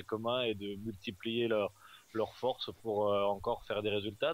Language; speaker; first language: French; native; French